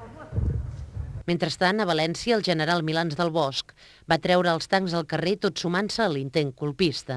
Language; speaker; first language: Catalan; native; Catalan